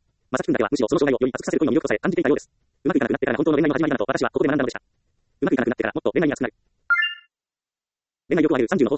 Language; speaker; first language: Japanese; native; Japanese